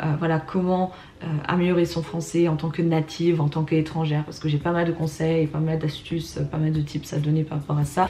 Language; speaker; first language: French; early bilingual, other home language; Russian